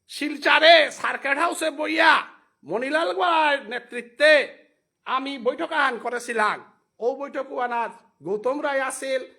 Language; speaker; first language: Bangla; non-native, local second language; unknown